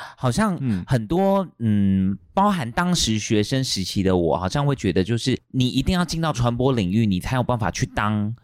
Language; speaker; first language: Chinese; native; Chinese